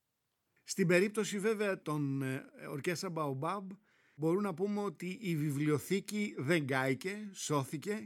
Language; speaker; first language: Greek; native; Greek